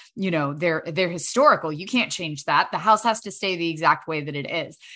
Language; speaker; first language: English; native; English